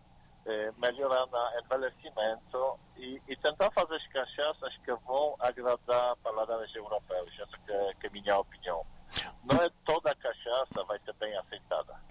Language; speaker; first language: Portuguese; non-native, learner; Polish